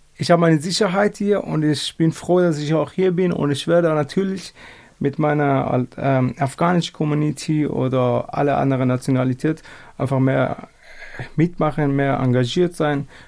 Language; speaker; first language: German; non-native, fluent; Persian